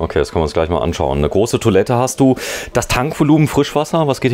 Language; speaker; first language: German; native; German